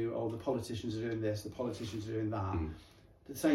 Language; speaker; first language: English; native; English